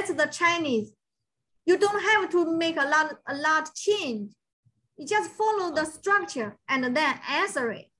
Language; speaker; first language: English; non-native, fluent; Chinese